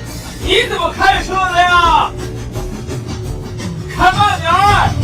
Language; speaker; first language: Chinese; non-native, fluent; Urdu